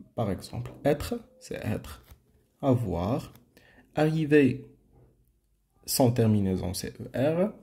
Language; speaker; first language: French; non-native, local second language; Arabic